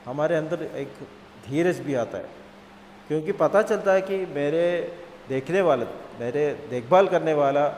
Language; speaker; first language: Hindi; non-native, local second language; Malayalam